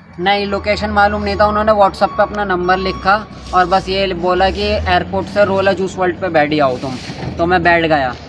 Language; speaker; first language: Hindi; native; Hindi